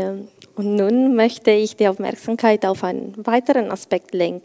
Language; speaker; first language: German; non-native, fluent; Italian